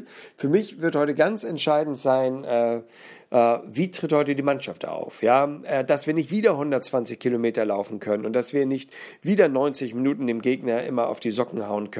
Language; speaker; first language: German; native; German